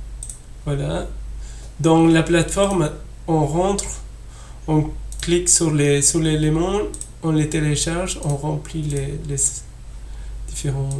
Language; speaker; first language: French; non-native, fluent; Spanish